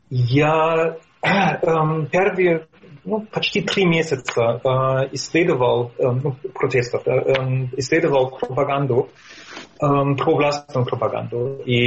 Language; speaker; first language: Russian; non-native, fluent; German